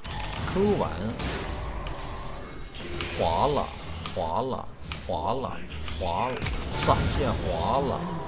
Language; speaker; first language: Chinese; native; Chinese